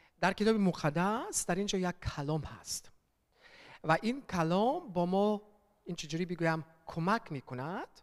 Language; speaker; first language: Persian; early bilingual, heritage; Persian